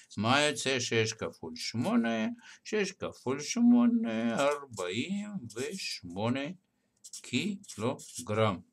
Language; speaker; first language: Hebrew; non-native, fluent; Russian